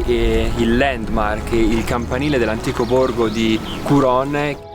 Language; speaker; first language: Italian; native; Italian